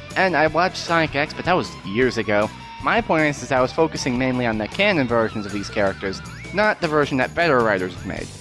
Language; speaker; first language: English; native; English